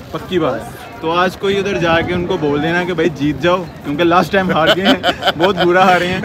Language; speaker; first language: Urdu; non-native, local second language; Punjabi